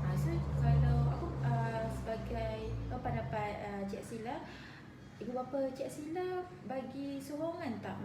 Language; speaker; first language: Malay; native; Malay